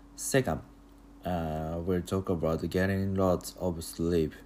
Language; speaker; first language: English; non-native, learner; Japanese